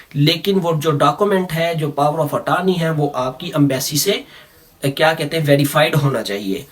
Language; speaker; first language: Urdu; non-native, local second language; Punjabi